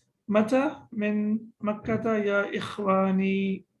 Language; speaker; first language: Arabic; non-native, fluent; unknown